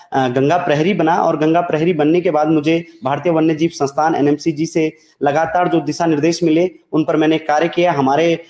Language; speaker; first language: Hindi; native; Hindi